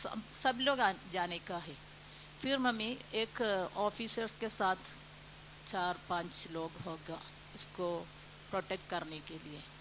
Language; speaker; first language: Hindi; non-native, local second language; Malayalam